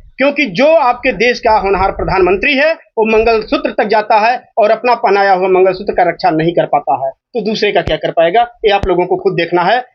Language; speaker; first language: Hindi; native; Hindi